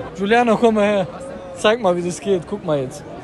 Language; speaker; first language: German; native; German